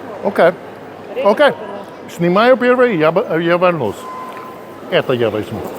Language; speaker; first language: Russian; non-native, learner; English